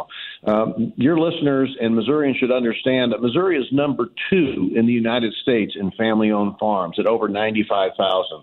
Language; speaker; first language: English; native; English